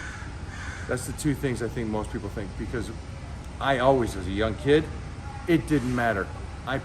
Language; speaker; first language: English; native; English